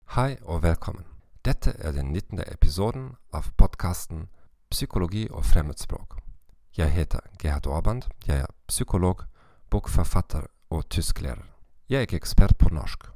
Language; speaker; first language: Norwegian; non-native, learner; German